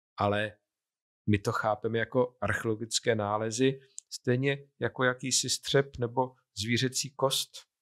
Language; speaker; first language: Czech; native; Czech